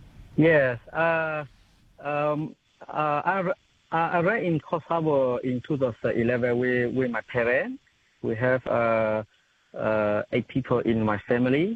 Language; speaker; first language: English; non-native, local second language; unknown